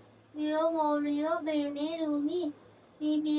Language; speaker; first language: Italian; non-native, learner; Sinhala